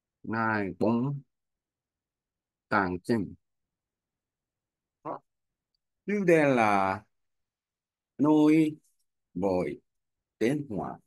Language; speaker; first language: Vietnamese; non-native, learner; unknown